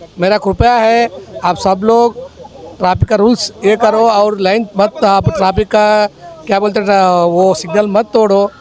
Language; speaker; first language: Hindi; non-native, local second language; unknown